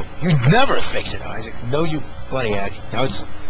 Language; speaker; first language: English; native; English